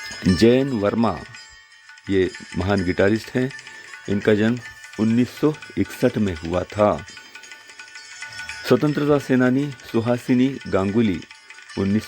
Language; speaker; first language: Hindi; non-native, local second language; Marathi